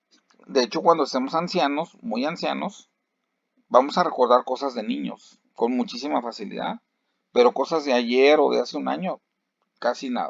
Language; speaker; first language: Spanish; native; Spanish